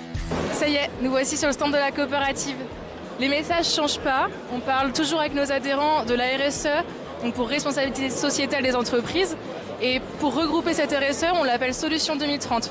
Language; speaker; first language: French; native; French